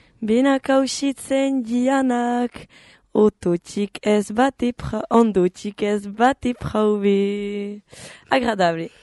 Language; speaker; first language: Basque; native; Basque